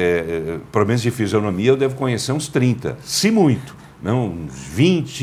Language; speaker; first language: Portuguese; native; Portuguese